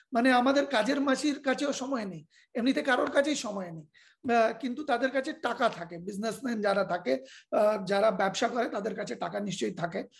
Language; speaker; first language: Bangla; non-native, fluent; Hindi